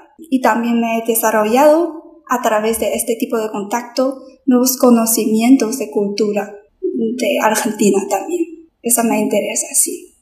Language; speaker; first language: Spanish; non-native, fluent; Chinese